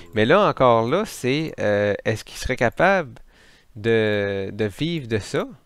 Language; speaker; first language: French; native; French